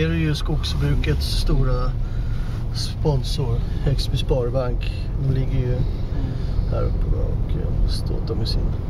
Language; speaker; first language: Swedish; native; Swedish